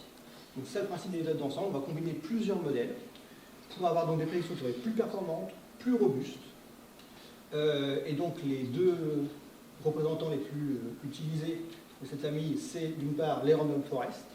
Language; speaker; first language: French; native; French